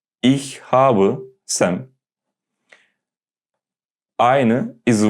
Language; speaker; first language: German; non-native, learner; Turkish